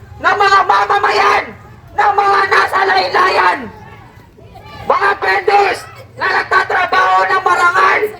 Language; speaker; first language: Filipino; native; Filipino